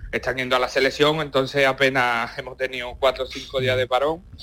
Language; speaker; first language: Spanish; native; Spanish